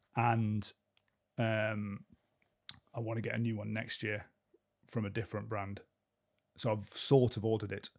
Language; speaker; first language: English; native; English